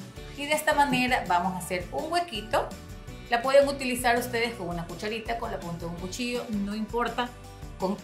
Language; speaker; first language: Spanish; native; Spanish